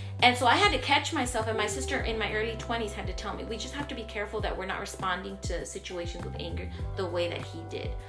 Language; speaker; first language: English; early bilingual, other home language; Spanish